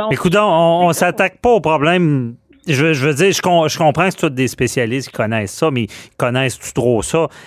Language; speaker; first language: French; native; French